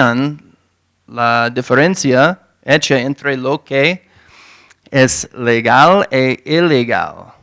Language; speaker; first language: Spanish; non-native, fluent; English